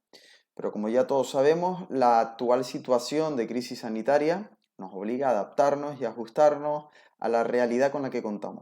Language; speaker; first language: Spanish; native; Spanish